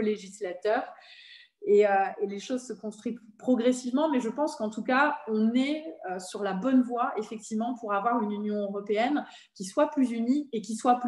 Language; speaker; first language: French; native; French